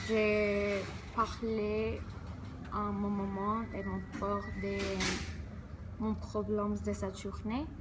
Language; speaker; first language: French; non-native, learner; Spanish